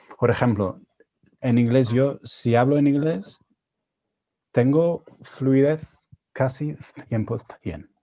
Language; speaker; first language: Spanish; non-native, fluent; English